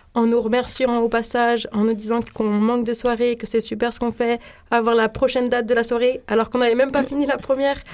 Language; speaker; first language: French; native; French